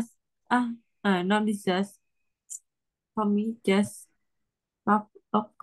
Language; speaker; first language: English; non-native, learner; Vietnamese